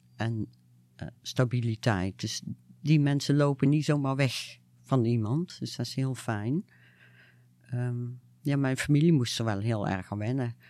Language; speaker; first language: Dutch; native; Dutch